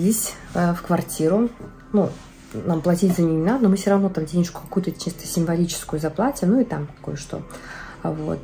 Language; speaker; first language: Russian; native; Russian